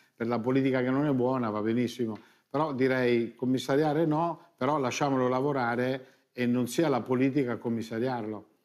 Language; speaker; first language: Italian; native; Italian